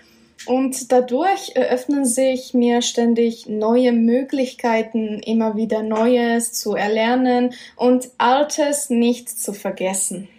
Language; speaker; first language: German; non-native, fluent; Czech